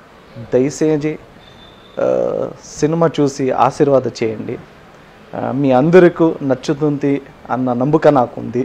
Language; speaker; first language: Telugu; non-native, learner; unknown